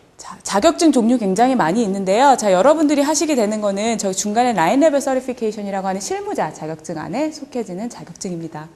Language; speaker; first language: Korean; early bilingual, heritage; Korean